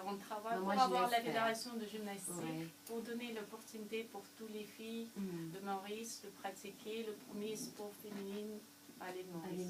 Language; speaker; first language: French; non-native, fluent; Russian